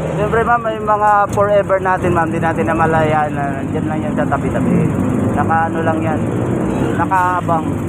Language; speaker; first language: Filipino; non-native, local second language; Cebuano